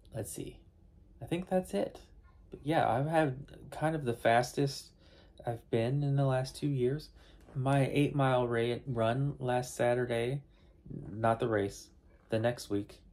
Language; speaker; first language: English; native; English